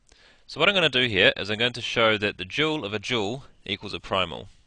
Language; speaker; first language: English; native; English